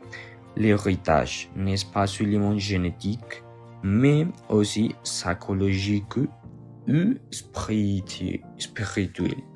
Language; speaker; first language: French; non-native, learner; Spanish